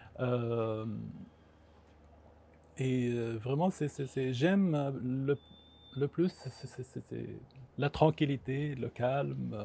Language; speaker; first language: French; non-native, local second language; Arabic